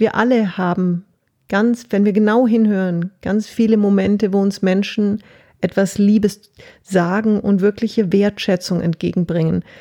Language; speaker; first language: German; native; German